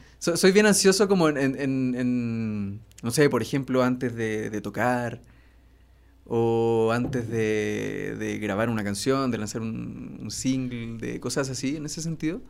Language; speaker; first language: Spanish; native; Spanish